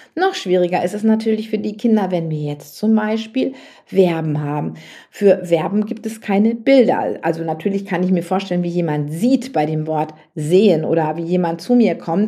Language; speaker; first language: German; native; German